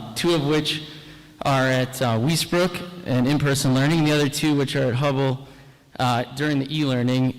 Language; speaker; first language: English; native; English